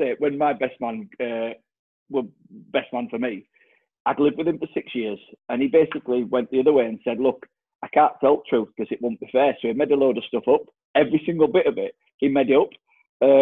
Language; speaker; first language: English; native; English